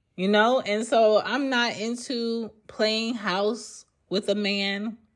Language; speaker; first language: English; native; English